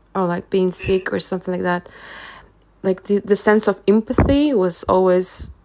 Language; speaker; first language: English; non-native, fluent; Russian